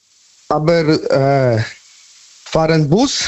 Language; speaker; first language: German; non-native, learner; Polish